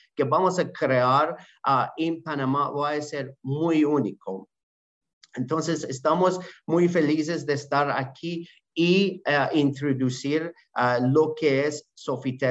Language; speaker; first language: Spanish; non-native, learner; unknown